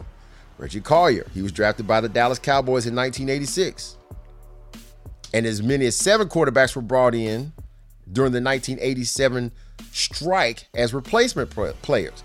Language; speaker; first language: English; native; English